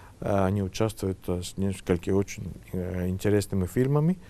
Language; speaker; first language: Russian; non-native, fluent; Greek